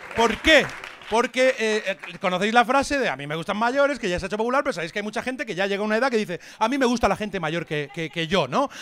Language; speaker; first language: Spanish; native; Spanish